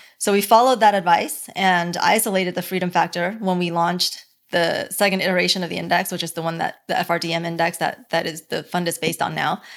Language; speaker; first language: English; early bilingual, other home language; Chinese